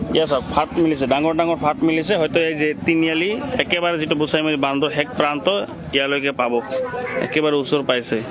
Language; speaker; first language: Assamese; non-native, local second language; Bangla